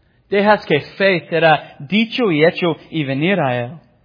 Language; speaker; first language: Spanish; non-native, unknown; English